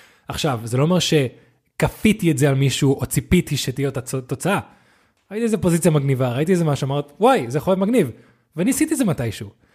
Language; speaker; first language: Hebrew; non-native, fluent; English